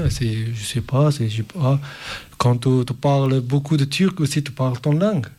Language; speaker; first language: French; non-native, learner; Kurdish